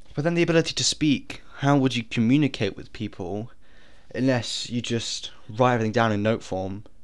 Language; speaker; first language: English; native; English